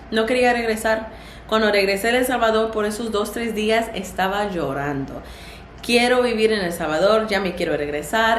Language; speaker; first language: Spanish; early bilingual, heritage; Spanish